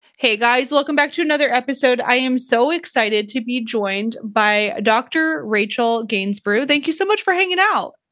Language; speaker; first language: English; native; English